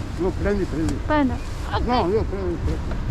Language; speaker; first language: Italian; non-native, learner; Filipino